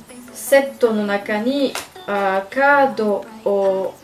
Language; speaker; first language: Japanese; non-native, learner; French